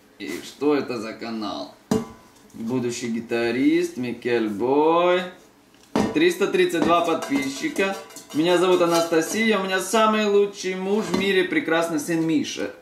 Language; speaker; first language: Russian; native; Russian